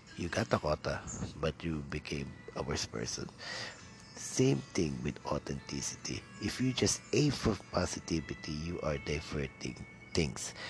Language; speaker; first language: English; non-native, local second language; Filipino